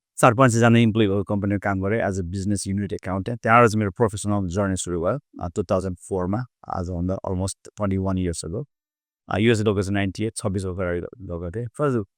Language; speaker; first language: Nepali; native; Nepali